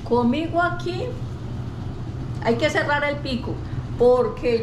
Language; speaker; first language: Spanish; native; Spanish